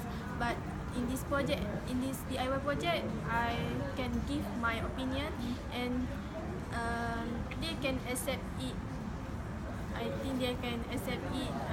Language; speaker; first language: English; non-native, local second language; Malay